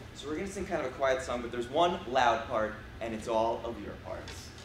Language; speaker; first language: English; native; English